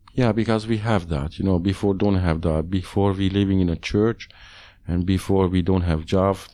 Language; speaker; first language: English; non-native, learner; Hungarian